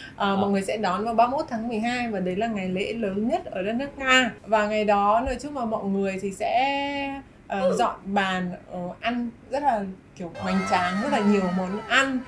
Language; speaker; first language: Vietnamese; non-native, fluent; Russian